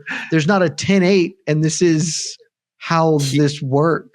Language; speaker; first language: English; native; English